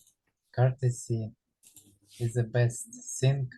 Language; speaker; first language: English; non-native, learner; Ukrainian